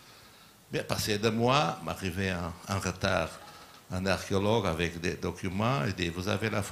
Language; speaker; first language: French; non-native, learner; Portuguese